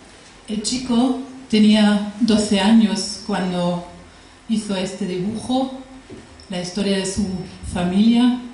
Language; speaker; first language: Spanish; non-native, fluent; German